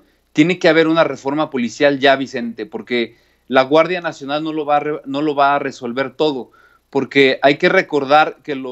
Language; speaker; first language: Spanish; native; Spanish